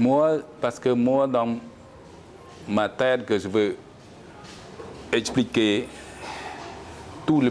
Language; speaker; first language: French; non-native, learner; Khmer